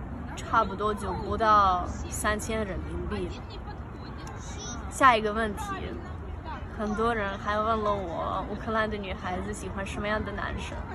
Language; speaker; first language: Chinese; non-native, fluent; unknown